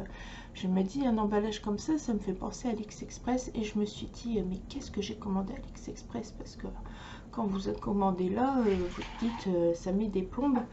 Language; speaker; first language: French; native; French